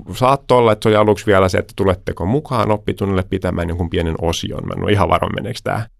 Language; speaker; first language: Finnish; early bilingual, heritage; Finnish